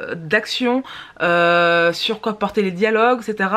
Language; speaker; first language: French; native; French